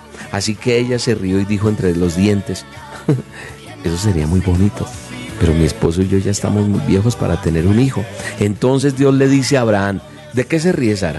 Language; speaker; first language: Spanish; native; Spanish